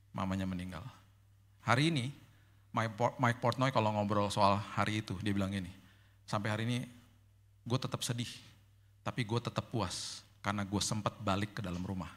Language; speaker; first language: Indonesian; native; Indonesian